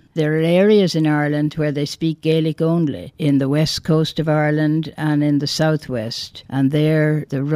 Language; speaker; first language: English; native; English